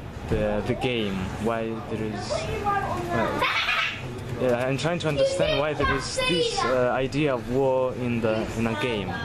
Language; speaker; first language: English; non-native, fluent; Italian